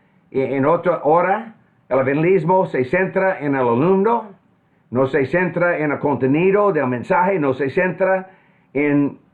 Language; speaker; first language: Spanish; non-native, fluent; English